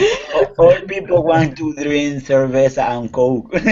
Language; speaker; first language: English; non-native, learner; Spanish